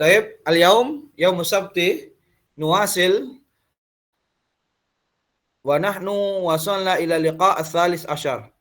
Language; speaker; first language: Arabic; non-native, fluent; Indonesian